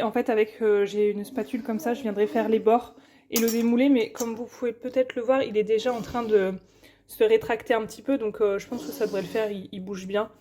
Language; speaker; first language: French; native; French